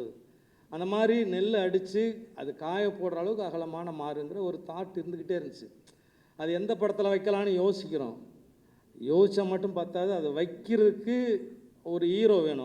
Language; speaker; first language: Tamil; native; Tamil